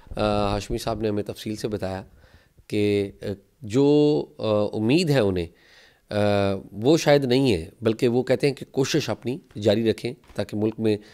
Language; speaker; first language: Urdu; native; Urdu